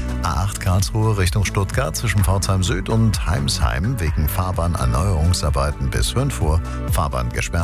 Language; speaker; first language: German; native; German